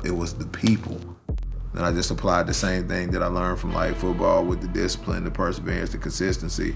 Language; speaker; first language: English; early bilingual, other home language; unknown